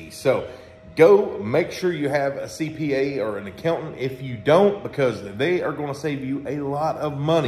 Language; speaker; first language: English; native; English